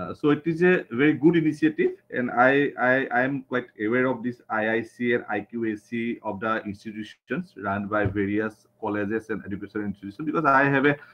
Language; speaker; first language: English; non-native, local second language; Assamese